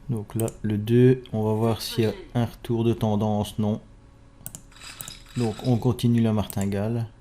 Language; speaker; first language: French; native; French